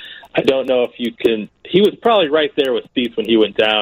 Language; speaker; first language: English; native; English